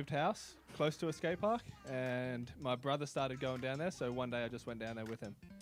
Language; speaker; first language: English; native; English